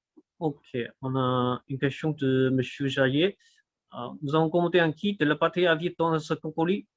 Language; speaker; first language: French; non-native, fluent; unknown